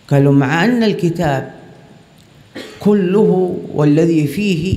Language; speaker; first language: Arabic; native; Arabic